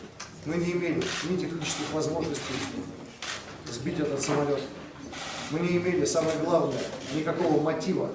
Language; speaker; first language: Russian; native; Russian